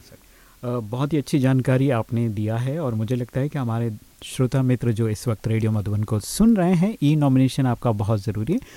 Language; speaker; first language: Hindi; native; Hindi